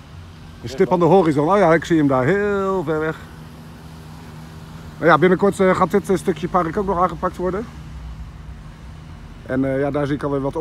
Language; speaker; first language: Dutch; native; Dutch